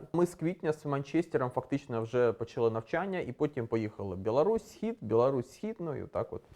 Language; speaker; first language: Ukrainian; non-native, local second language; Russian